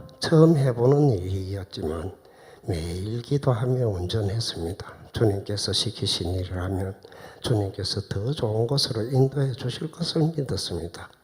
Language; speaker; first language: Korean; native; Korean